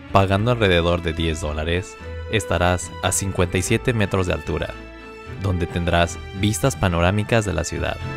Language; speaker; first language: Spanish; native; Spanish